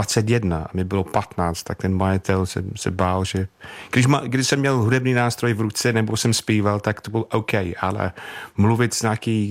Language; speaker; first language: Czech; non-native, fluent; English